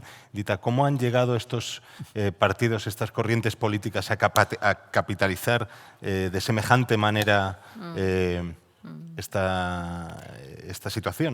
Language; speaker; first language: Spanish; native; Spanish